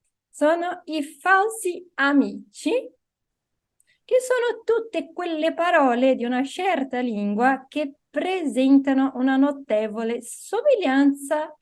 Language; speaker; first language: Italian; non-native, fluent; Portuguese